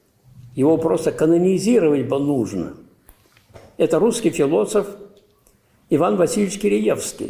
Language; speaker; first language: Russian; native; Russian